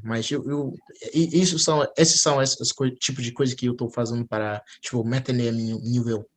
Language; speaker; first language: Portuguese; non-native, fluent; English